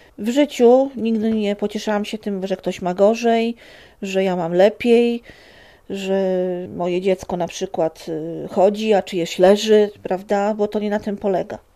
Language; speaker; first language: Polish; native; Polish